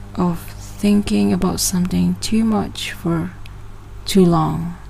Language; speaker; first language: English; non-native, local second language; Malay